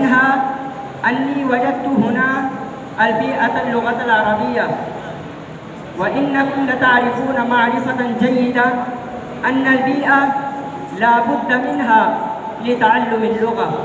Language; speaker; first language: Arabic; non-native, learner; Urdu